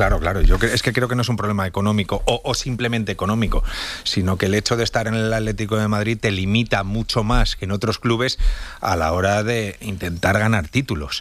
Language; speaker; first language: Spanish; native; Spanish